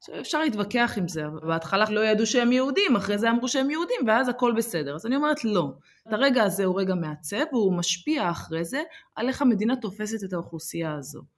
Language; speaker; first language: Hebrew; early bilingual, other home language; Amharic